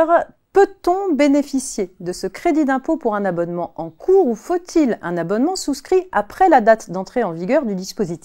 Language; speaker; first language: French; native; French